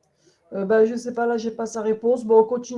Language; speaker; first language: French; native; French